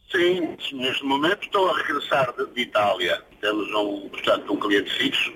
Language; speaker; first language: Portuguese; native; Portuguese